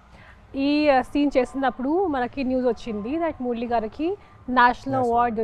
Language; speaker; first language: Telugu; non-native, fluent; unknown